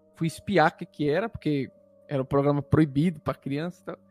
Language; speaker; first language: Portuguese; early bilingual, other home language; Italian